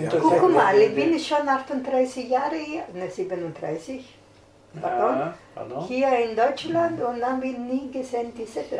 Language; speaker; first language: German; non-native, learner; Italian